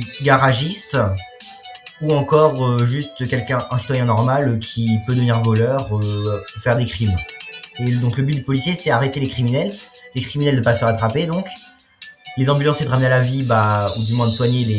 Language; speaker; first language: French; native; French